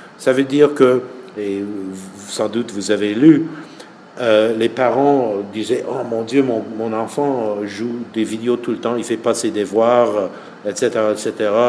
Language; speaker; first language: French; non-native, fluent; English